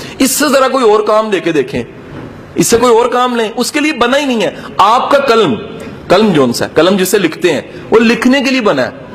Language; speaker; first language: Urdu; non-native, local second language; Punjabi